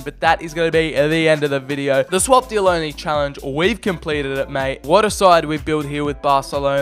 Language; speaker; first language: English; native; English